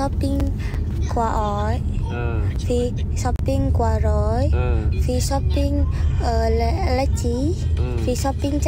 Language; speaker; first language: Vietnamese; non-native, learner; Indonesian